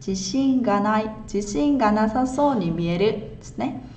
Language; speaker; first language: Japanese; non-native, fluent; Vietnamese